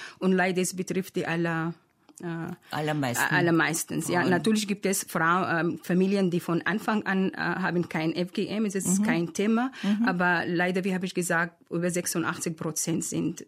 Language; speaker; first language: German; non-native, learner; Arabic